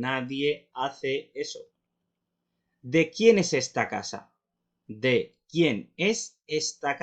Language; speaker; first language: Spanish; non-native, fluent; Urdu